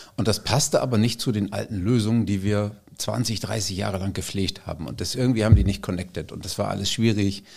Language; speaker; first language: German; native; German